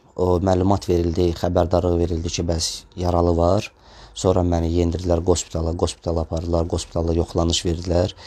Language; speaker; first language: Azerbaijani; non-native, local second language; Russian